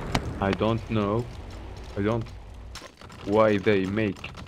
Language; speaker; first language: English; non-native, learner; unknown